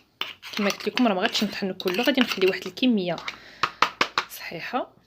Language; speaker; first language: Arabic; native; Arabic